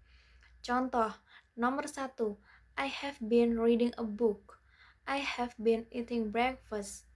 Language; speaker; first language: English; non-native, learner; Indonesian